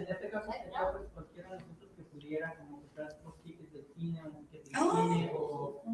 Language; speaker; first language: Spanish; native; Spanish